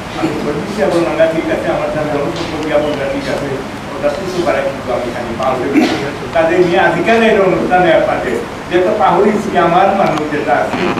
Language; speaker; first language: Bangla; non-native, local second language; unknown